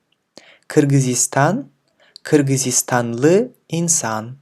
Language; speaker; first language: Turkish; non-native, fluent; Kyrgyz